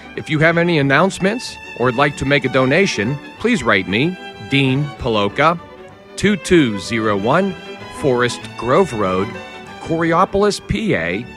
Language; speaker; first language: English; native; English